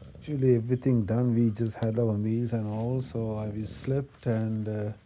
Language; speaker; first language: English; non-native, local second language; Sinhala